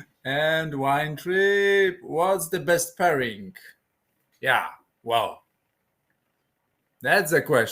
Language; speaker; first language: English; non-native, fluent; Polish